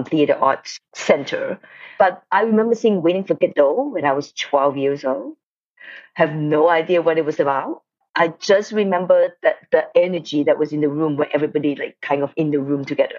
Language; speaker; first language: English; non-native, local second language; Cantonese